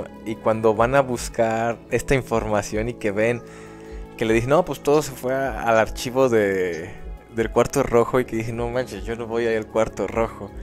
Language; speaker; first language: Spanish; native; Spanish